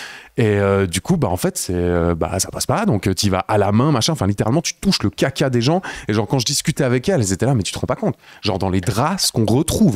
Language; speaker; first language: French; native; French